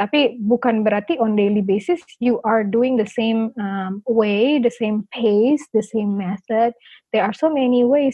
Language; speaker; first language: English; non-native, fluent; Indonesian